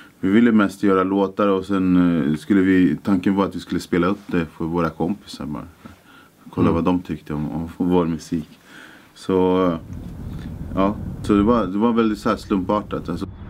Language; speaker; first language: Swedish; early bilingual, other home language; Spanish